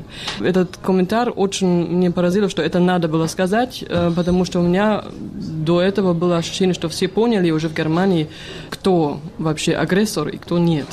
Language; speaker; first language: Russian; non-native, fluent; German